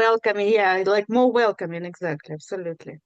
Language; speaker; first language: English; non-native, learner; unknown